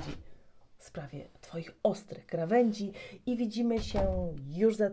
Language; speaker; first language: Polish; native; Polish